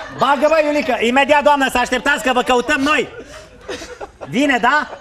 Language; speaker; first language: Romanian; native; Romanian